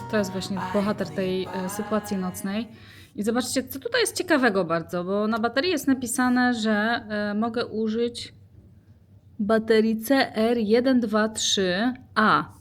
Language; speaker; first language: Polish; native; Polish